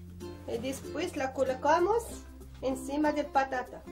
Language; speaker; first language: Spanish; non-native, learner; Arabic